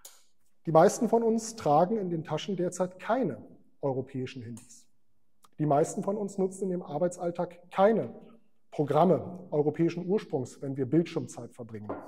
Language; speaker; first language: German; native; German